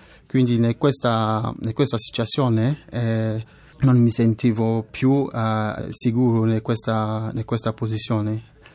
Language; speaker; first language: Italian; non-native, fluent; French